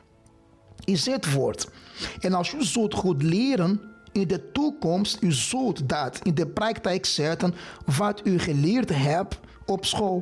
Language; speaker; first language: Dutch; non-native, fluent; Portuguese